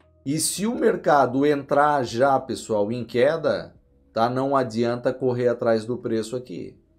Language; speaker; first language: Portuguese; native; Portuguese